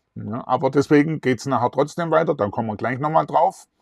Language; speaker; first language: German; native; German